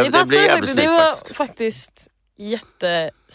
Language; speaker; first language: Swedish; early bilingual, heritage; English